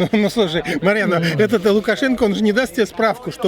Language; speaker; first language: Russian; native; Russian